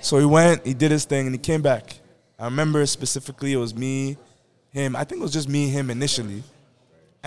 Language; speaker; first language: English; native; English